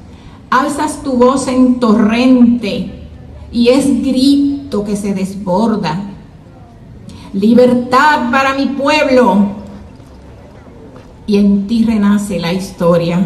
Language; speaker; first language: Spanish; native; Spanish